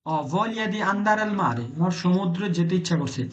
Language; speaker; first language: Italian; non-native, fluent; Bangla